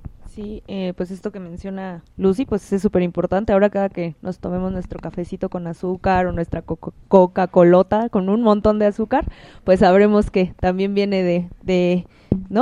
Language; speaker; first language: Spanish; native; Spanish